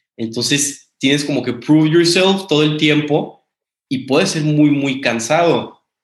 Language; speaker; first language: Spanish; native; Spanish